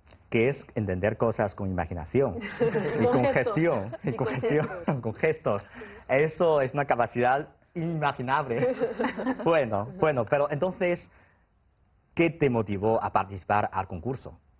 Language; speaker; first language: Spanish; non-native, fluent; Chinese